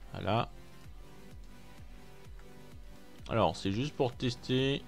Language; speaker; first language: French; native; French